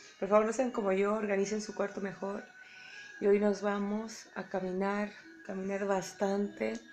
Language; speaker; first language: Spanish; native; Spanish